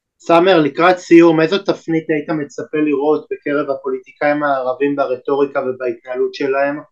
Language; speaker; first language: Hebrew; native; Hebrew